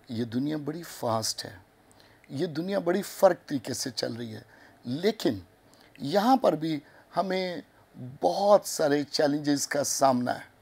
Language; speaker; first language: Urdu; non-native, local second language; Punjabi